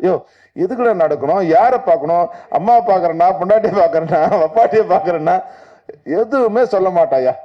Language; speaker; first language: Tamil; native; Tamil